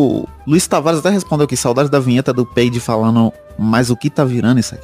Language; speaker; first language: Portuguese; native; Portuguese